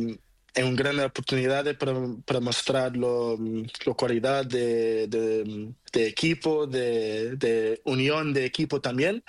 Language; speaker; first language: Spanish; non-native, learner; Portuguese